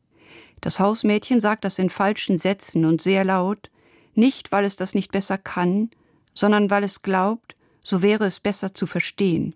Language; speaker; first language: German; native; German